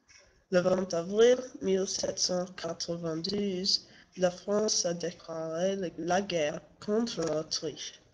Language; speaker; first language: French; non-native, learner; English